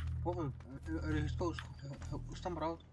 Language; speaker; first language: Russian; non-native, local second language; Yakut